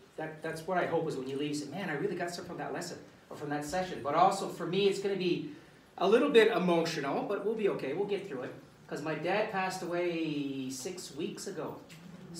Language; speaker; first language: English; native; English